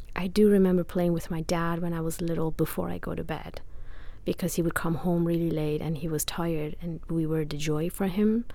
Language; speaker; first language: English; non-native, fluent; Persian